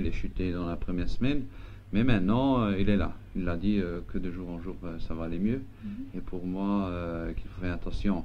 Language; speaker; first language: French; non-native, local second language; Luxembourgish